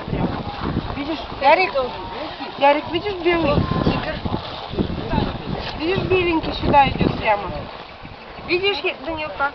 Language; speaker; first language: Russian; native; Russian